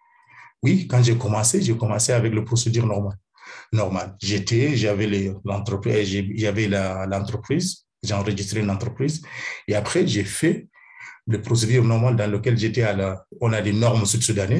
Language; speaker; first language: French; non-native, fluent; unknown